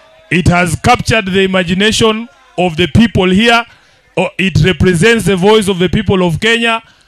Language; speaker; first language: English; non-native, local second language; Luyia